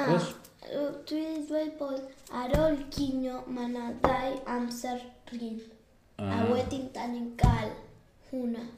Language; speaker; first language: Welsh; non-native, learner; Spanish